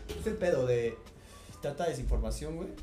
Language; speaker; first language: Spanish; native; Spanish